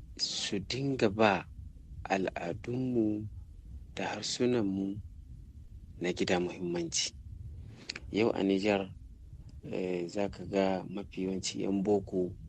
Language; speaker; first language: Hausa; native; Hausa